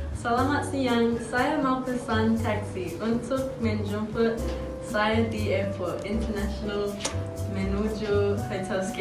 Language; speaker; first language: Indonesian; non-native, learner; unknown